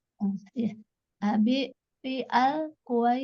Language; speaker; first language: Arabic; non-native, learner; Indonesian